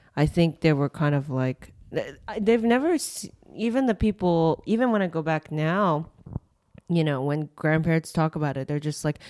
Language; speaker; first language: English; early bilingual, other home language; Japanese